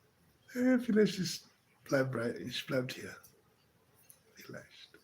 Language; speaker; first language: German; non-native, learner; Spanish